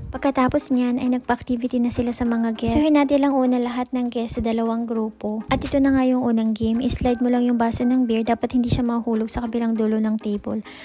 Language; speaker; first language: Filipino; native; Filipino